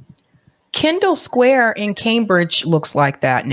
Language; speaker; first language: English; native; English